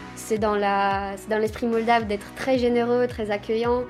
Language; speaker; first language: French; non-native, fluent; Romanian